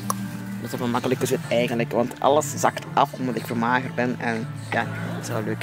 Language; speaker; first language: Dutch; native; Dutch